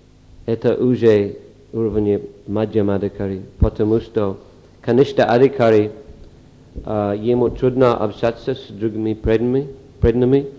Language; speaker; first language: Russian; non-native, fluent; English